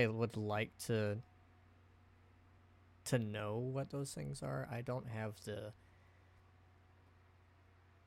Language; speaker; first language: English; native; English